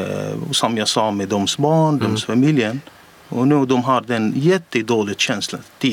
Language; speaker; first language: Swedish; non-native, learner; Arabic